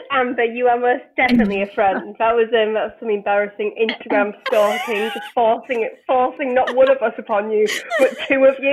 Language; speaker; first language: English; native; English